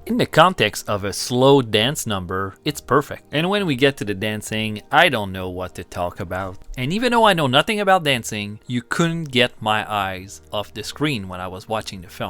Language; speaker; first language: English; non-native, fluent; French